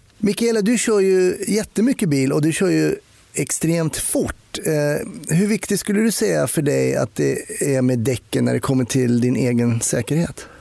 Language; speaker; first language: Swedish; native; Swedish